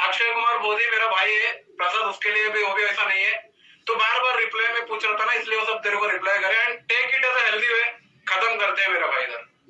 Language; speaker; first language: Hindi; non-native, local second language; Kannada